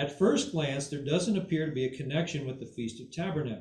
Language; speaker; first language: English; native; English